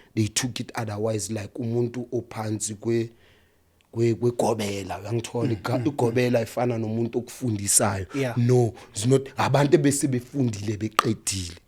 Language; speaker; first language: Zulu; non-native, local second language; Xhosa